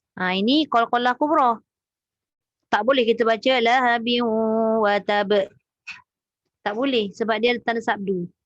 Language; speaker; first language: Malay; native; Malay